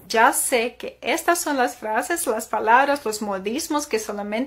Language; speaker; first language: Spanish; non-native, fluent; Ukrainian